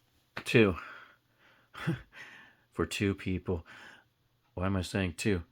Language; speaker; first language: English; native; English